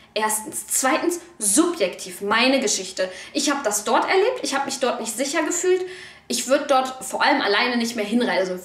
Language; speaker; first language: German; early bilingual, other home language; Turkish